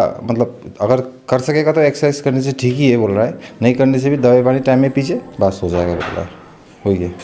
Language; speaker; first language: Hindi; non-native, learner; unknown